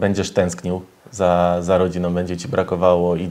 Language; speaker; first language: Polish; native; Polish